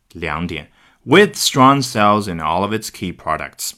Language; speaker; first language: English; non-native, fluent; Chinese